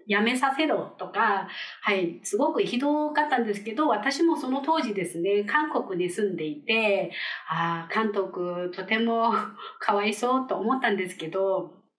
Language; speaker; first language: Japanese; non-native, fluent; Korean